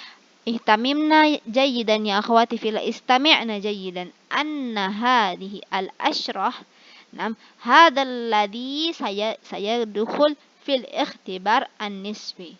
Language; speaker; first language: Arabic; non-native, fluent; Indonesian